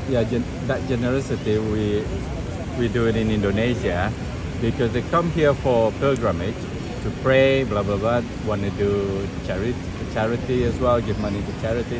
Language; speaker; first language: English; non-native, learner; Indonesian